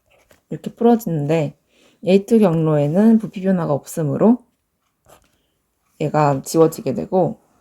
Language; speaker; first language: Korean; native; Korean